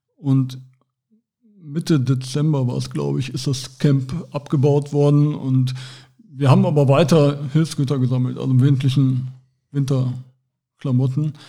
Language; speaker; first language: German; native; German